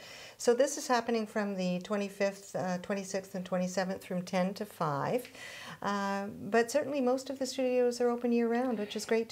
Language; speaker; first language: English; native; English